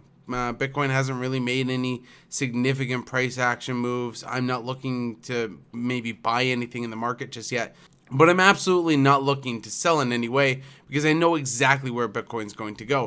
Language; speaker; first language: English; native; English